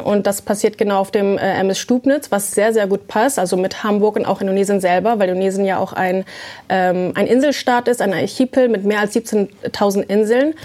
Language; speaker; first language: German; native; German